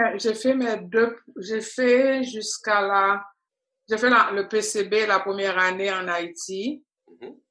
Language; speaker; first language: French; non-native, local second language; Haitian Creole